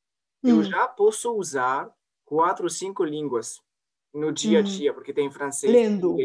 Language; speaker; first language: Portuguese; non-native, fluent; French